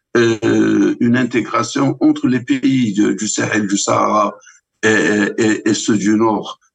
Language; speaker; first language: French; non-native, local second language; Arabic